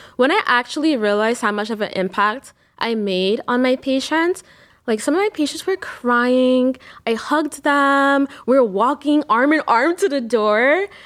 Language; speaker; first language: English; native; English